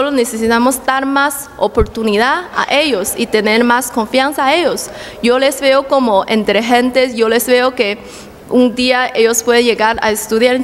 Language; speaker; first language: Spanish; non-native, fluent; Chinese